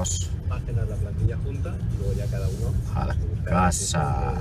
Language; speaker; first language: Spanish; non-native, learner; Finnish